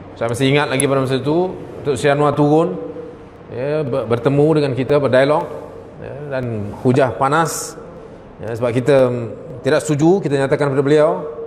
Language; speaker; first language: Malay; native; Malay